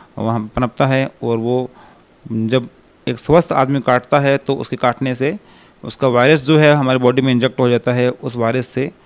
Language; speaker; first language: Hindi; native; Hindi